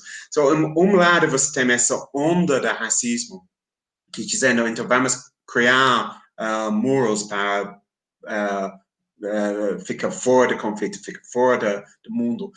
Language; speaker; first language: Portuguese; non-native, fluent; English